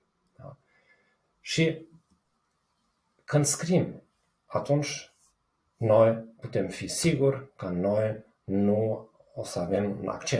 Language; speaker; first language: Romanian; non-native, fluent; German